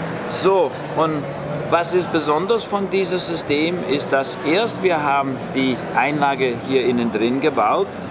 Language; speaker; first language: German; non-native, fluent; English